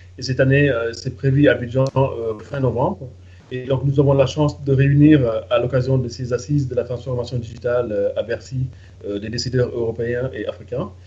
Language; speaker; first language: French; non-native, local second language; Fula